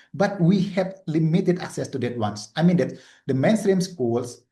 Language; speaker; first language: English; non-native, learner; Indonesian